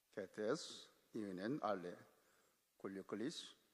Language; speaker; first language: German; non-native, learner; Korean